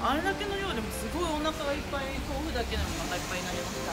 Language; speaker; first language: Japanese; native; Japanese